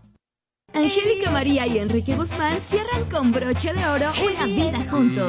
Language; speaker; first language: Spanish; native; Spanish